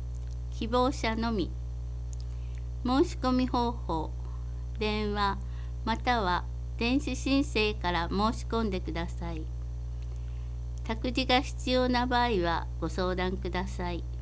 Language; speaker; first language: Japanese; native; Japanese